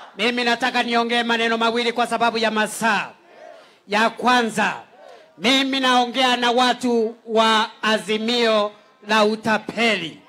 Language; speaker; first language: Swahili; non-native, local second language; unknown